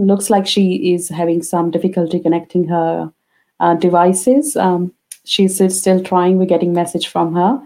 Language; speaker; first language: English; non-native, local second language; Punjabi